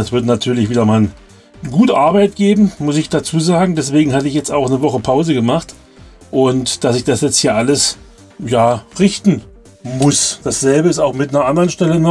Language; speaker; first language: German; native; German